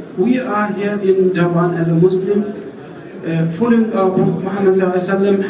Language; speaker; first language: English; non-native, fluent; Arabic